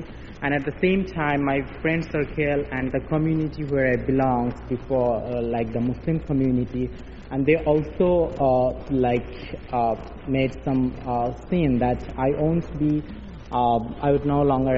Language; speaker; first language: English; non-native, local second language; Bangla